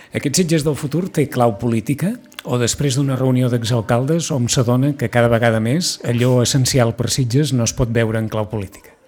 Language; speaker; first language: Catalan; native; Catalan